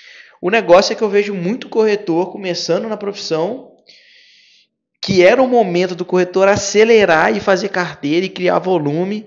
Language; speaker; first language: Portuguese; native; Portuguese